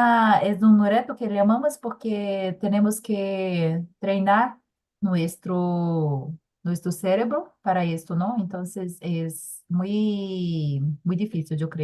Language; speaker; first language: Spanish; non-native, learner; Portuguese